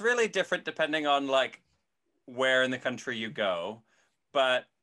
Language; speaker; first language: English; native; English